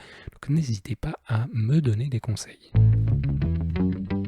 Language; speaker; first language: French; native; French